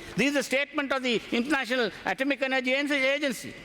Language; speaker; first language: English; non-native, local second language; Sinhala